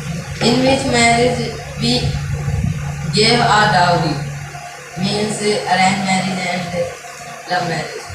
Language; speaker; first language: English; non-native, learner; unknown